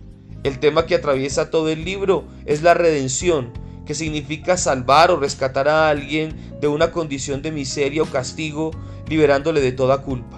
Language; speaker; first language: Spanish; native; Spanish